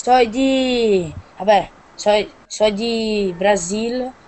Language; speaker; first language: Spanish; non-native, learner; Portuguese